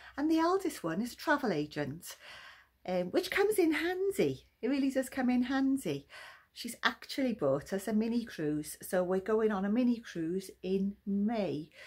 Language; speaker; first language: English; native; English